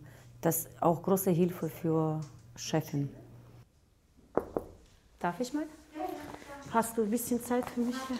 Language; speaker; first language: German; non-native, fluent; Russian